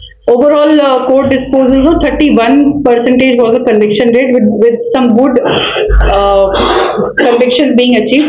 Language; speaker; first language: English; non-native, local second language; Telugu